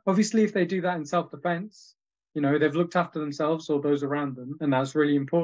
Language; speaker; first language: English; native; English